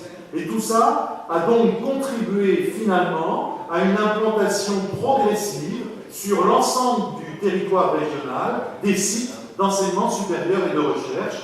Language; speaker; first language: French; native; French